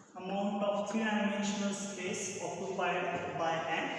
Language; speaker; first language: English; non-native, local second language; Marathi